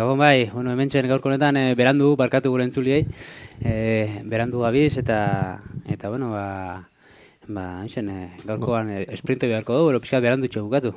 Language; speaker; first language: Basque; native; Basque